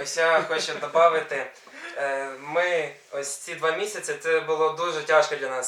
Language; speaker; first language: Ukrainian; non-native, local second language; Russian